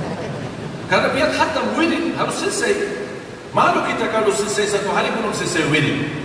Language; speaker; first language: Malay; non-native, fluent; Arabic